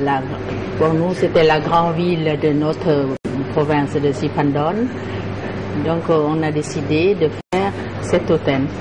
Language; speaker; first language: French; non-native, fluent; Lao